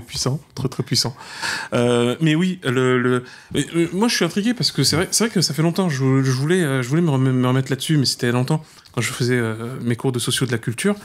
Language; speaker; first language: French; native; French